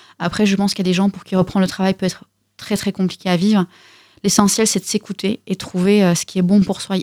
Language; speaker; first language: French; early bilingual, other home language; Russian